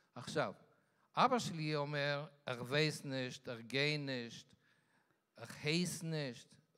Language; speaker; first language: Hebrew; non-native, fluent; Yiddish